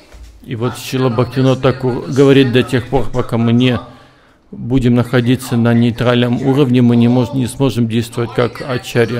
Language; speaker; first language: Russian; native; Russian